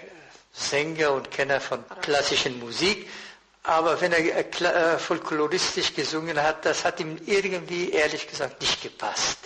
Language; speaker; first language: German; non-native, fluent; Persian